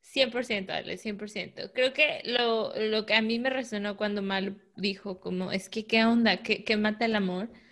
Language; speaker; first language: Spanish; native; Spanish